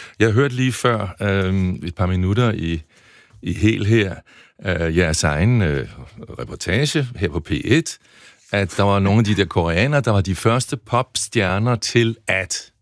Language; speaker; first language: Danish; native; Danish